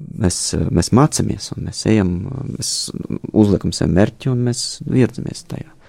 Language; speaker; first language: Latvian; non-native, fluent; Russian